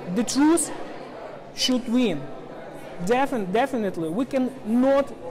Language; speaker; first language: English; non-native, fluent; Ukrainian